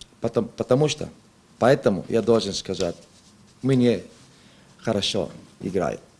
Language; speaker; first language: Russian; non-native, learner; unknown